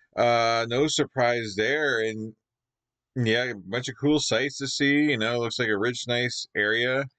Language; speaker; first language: English; native; English